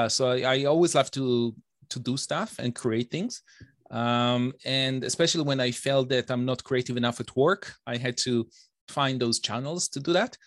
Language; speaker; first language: English; non-native, fluent; Hebrew